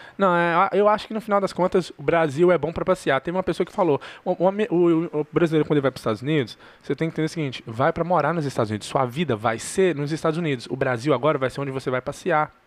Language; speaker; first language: Portuguese; early bilingual, heritage; Portuguese